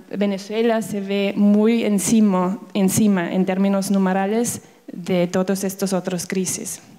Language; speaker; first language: Spanish; non-native, fluent; German